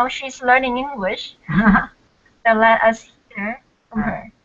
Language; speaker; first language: English; non-native, learner; Korean